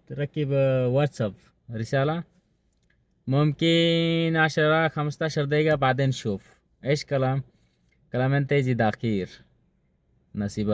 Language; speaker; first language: Arabic; non-native, learner; Bangla